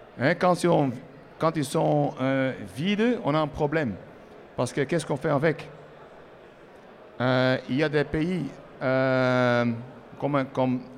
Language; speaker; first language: French; non-native, learner; Dutch